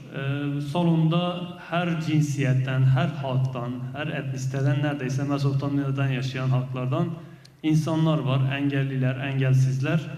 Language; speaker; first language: Turkish; non-native, local second language; Kurdish